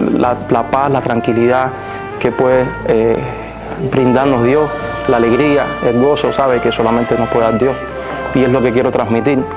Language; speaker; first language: Spanish; native; Spanish